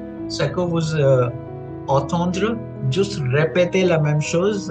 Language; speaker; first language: French; non-native, fluent; Punjabi